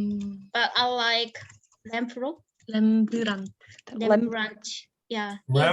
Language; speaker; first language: English; non-native, fluent; Korean